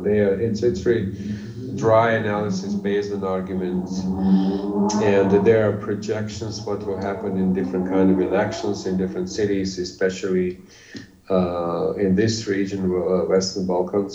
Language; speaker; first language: English; non-native, fluent; Bosnian